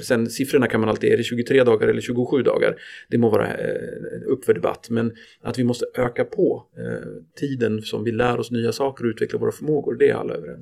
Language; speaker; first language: Swedish; native; Swedish